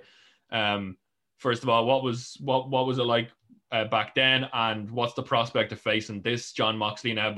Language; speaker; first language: English; native; English